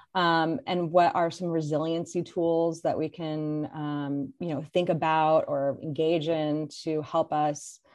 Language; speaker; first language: English; native; English